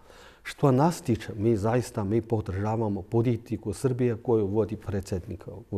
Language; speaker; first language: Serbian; non-native, fluent; Chinese